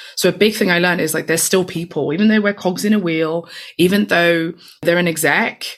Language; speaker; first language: English; native; English